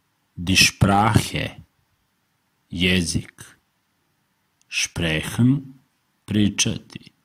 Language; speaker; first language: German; non-native, fluent; Serbian